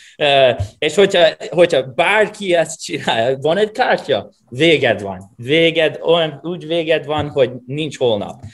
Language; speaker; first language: Hungarian; non-native, fluent; English